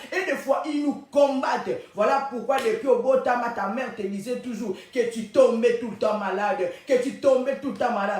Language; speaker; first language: French; non-native, local second language; Lingala